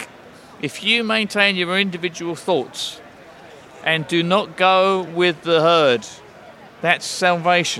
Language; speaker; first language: English; native; English